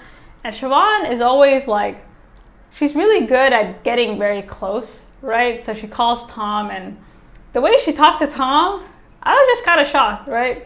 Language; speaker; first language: English; native; English